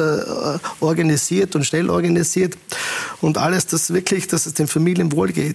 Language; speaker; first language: German; native; German